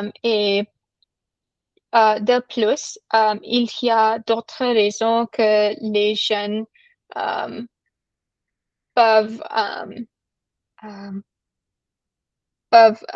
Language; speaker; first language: French; non-native, learner; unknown